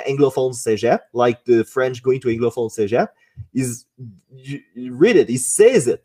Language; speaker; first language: English; non-native, fluent; French